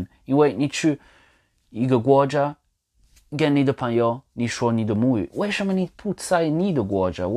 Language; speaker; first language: Chinese; non-native, learner; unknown